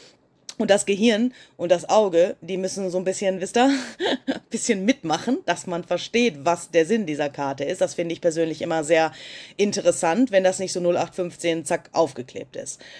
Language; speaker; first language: German; native; German